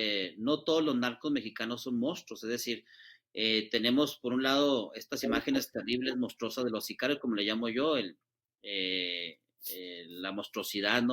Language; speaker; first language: Spanish; native; Spanish